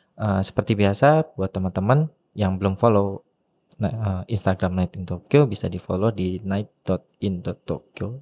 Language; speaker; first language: Indonesian; native; Indonesian